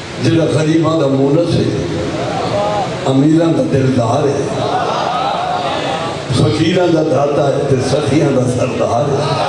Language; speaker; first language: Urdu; non-native, local second language; Punjabi